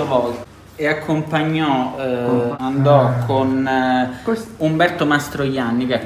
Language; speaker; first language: Italian; native; Italian